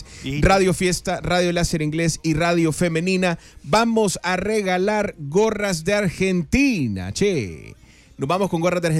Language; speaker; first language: Spanish; native; Spanish